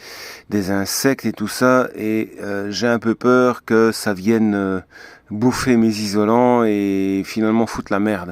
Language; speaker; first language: French; native; French